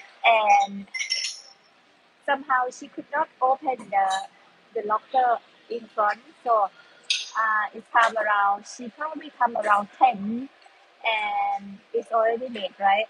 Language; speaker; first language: English; non-native, learner; Thai